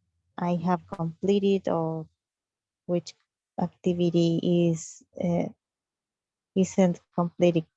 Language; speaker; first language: English; non-native, learner; Spanish